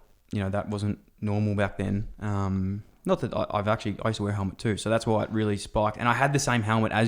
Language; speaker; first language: English; native; English